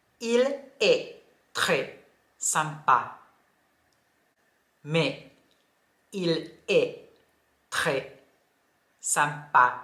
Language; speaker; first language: French; non-native, fluent; Thai